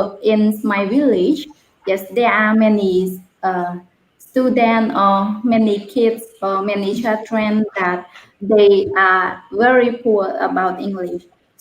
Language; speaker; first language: English; non-native, learner; Khmer